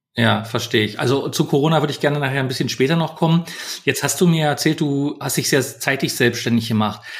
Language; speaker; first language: German; native; German